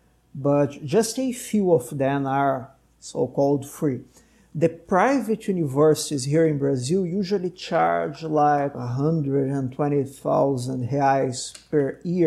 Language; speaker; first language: English; non-native, fluent; Portuguese